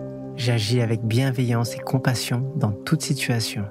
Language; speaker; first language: French; native; French